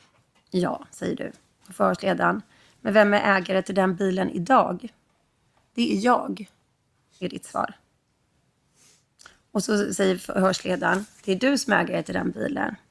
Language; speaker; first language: Swedish; native; Swedish